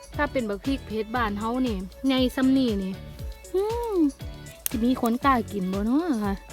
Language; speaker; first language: Thai; non-native, local second language; Northeastern Thai